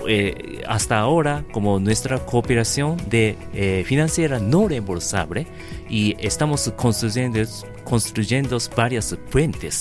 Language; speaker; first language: Spanish; non-native, learner; Japanese